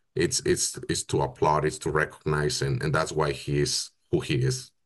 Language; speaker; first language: English; non-native, fluent; Spanish